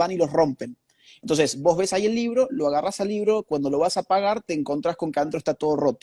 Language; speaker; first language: Spanish; native; Spanish